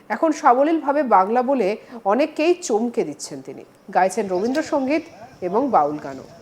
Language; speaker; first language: Bangla; native; Bangla